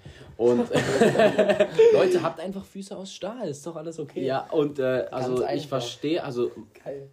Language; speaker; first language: German; early bilingual, other home language; Greek